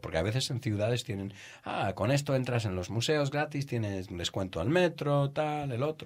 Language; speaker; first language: Spanish; non-native, fluent; English